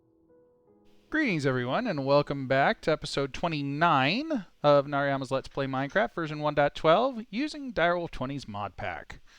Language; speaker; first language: English; native; English